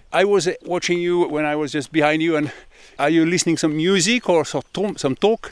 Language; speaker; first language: English; non-native, learner; French